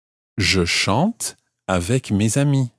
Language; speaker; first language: French; non-native, fluent; English